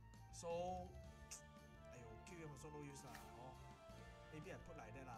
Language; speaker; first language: English; non-native, local second language; Chinese